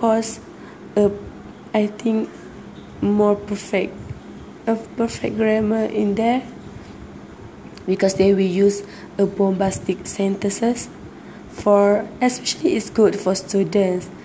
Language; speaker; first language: English; non-native, learner; Malay